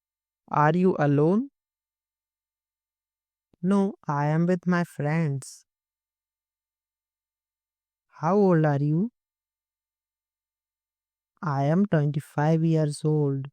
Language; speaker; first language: English; non-native, local second language; Hindi